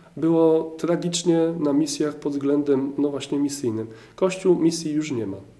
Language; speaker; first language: Polish; native; Polish